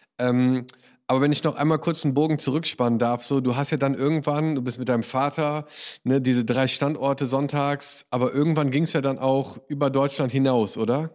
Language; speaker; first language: German; native; German